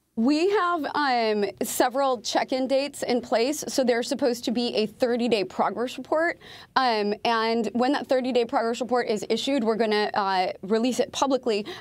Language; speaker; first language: English; native; English